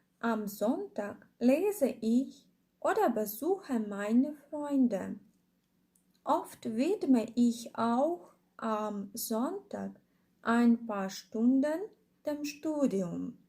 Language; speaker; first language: German; non-native, fluent; Ukrainian